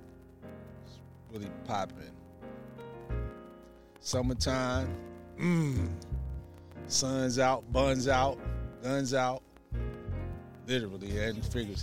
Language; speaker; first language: English; native; English